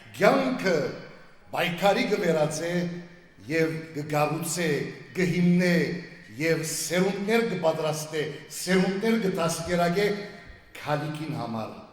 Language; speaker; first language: Armenian; early bilingual, heritage; Armenian